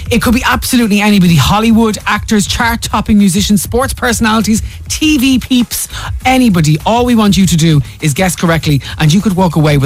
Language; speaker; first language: English; native; English